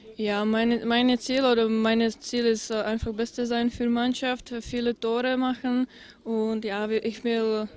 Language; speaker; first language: German; non-native, learner; Czech